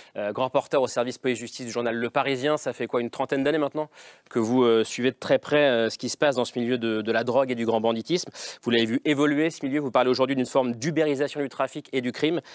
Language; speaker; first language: French; native; French